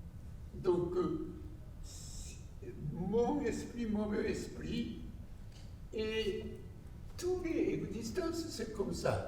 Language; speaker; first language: French; non-native, learner; Japanese